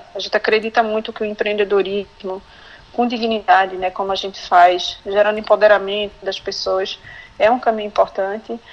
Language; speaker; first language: Portuguese; native; Portuguese